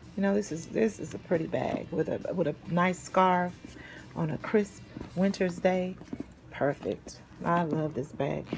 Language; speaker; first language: English; native; English